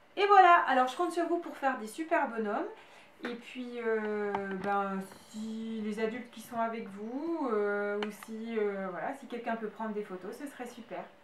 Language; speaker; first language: French; native; French